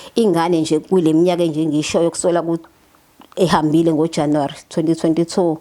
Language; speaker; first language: Zulu; native; Zulu